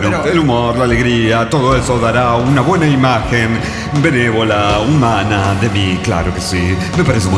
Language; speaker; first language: Spanish; native; Spanish